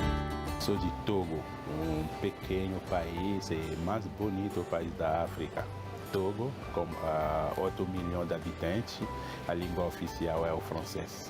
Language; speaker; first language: Portuguese; non-native, fluent; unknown